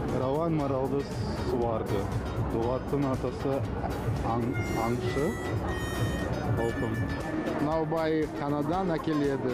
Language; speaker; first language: Kazakh; non-native, learner; Russian